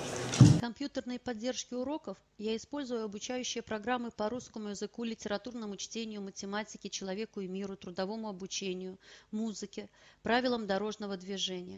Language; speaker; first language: Russian; native; Russian